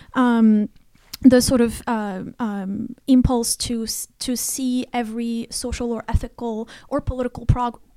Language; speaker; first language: English; non-native, fluent; Arabic